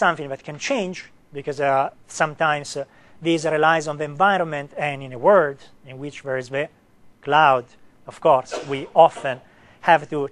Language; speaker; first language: English; non-native, fluent; Italian